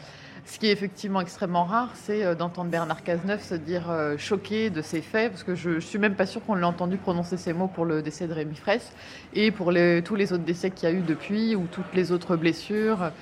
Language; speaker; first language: French; native; French